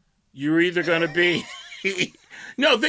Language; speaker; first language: English; native; English